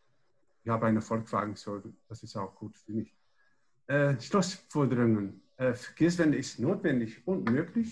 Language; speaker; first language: German; non-native, learner; Dutch